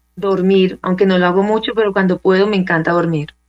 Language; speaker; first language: Spanish; native; Spanish